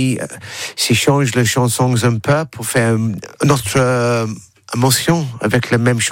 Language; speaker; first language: French; non-native, learner; English